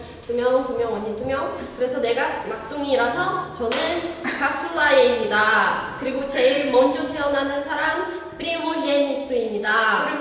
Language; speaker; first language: Korean; non-native, learner; Portuguese